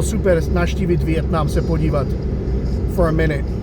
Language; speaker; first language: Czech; non-native, fluent; English